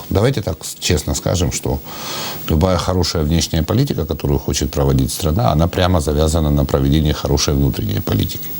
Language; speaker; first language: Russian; non-native, local second language; Georgian